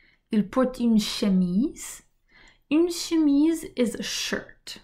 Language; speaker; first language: French; non-native, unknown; English